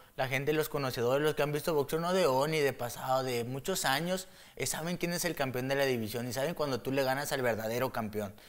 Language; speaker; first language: Spanish; native; Spanish